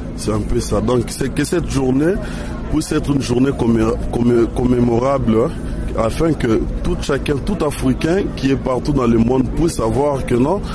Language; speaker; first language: French; non-native, local second language; Lingala